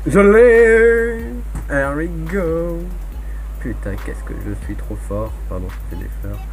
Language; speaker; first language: French; native; French